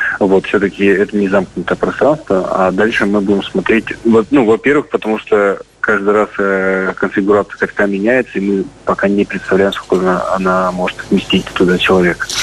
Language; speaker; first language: Russian; native; Russian